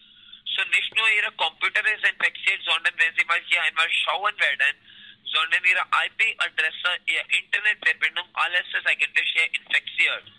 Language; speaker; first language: German; non-native, learner; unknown